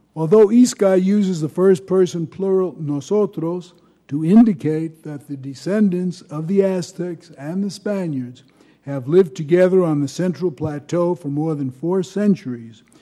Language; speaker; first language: English; native; English